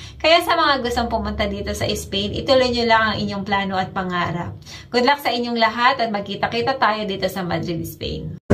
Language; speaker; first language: Filipino; native; Filipino